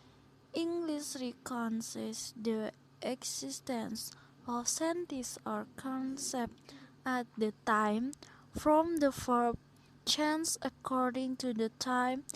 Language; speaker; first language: English; non-native, learner; Indonesian